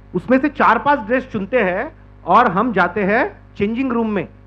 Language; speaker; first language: Hindi; non-native, local second language; Marathi